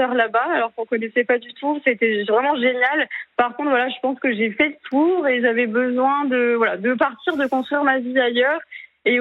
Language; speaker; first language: French; native; French